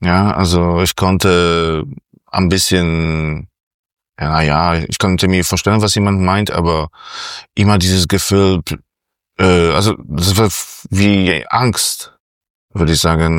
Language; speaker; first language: German; non-native, fluent; Polish